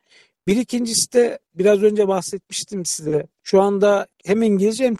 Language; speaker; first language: Turkish; native; Turkish